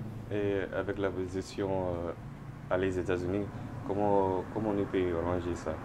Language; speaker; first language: French; non-native, learner; English